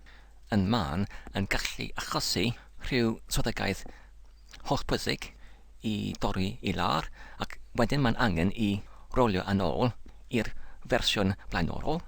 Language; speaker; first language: Welsh; non-native, learner; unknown